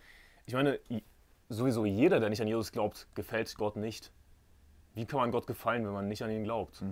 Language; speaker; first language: German; native; German